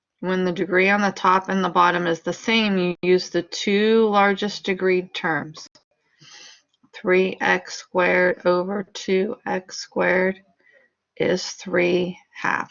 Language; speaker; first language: English; native; English